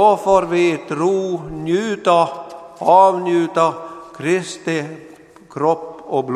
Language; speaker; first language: Swedish; non-native, local second language; Finnish